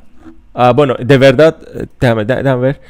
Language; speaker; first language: Spanish; non-native, fluent; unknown